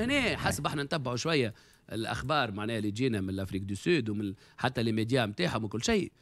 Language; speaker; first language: Arabic; native; Arabic